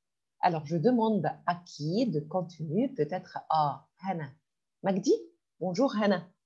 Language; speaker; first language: French; non-native, fluent; Arabic